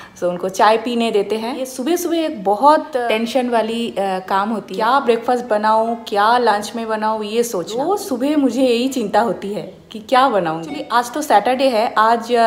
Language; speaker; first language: Hindi; native; Hindi